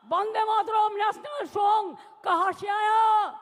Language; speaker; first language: Hindi; non-native, local second language; Bangla